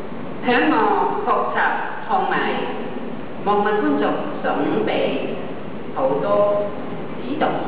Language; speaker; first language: Chinese; non-native, fluent; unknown